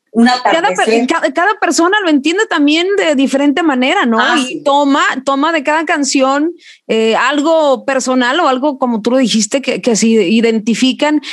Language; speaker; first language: Spanish; native; Spanish